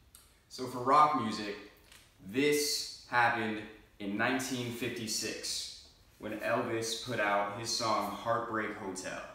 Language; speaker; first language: English; native; English